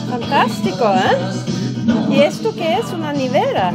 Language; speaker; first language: Spanish; non-native, fluent; Swedish